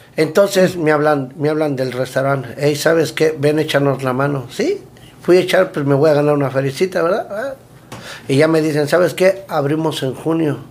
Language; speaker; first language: Spanish; native; Spanish